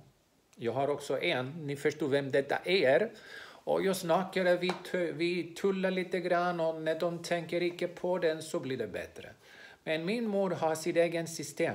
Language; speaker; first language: Swedish; non-native, fluent; Greek